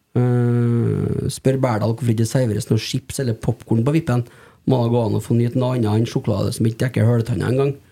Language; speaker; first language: Norwegian; native; Norwegian